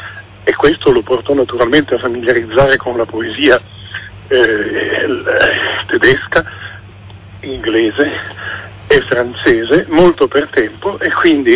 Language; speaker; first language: Italian; native; Italian